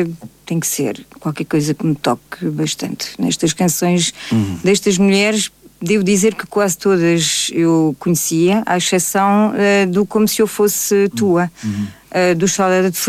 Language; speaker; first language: Portuguese; early bilingual, heritage; Portuguese